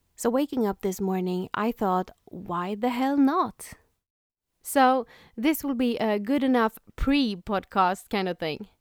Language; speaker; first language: English; non-native, fluent; Swedish